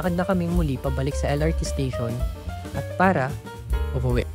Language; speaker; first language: Filipino; native; Filipino